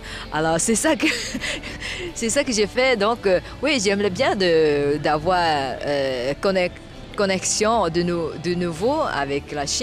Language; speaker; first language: French; non-native, fluent; Chinese